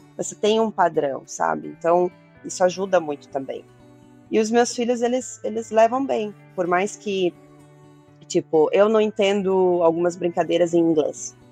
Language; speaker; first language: Portuguese; native; Portuguese